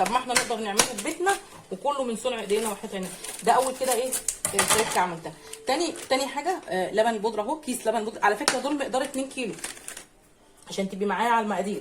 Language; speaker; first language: Arabic; native; Arabic